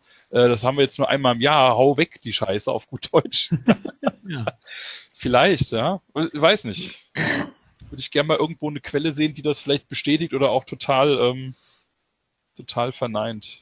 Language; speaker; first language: German; native; German